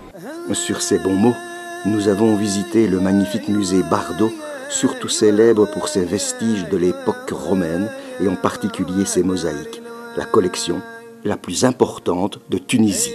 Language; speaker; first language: French; native; French